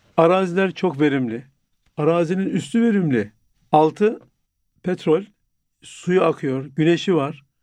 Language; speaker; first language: Turkish; native; Turkish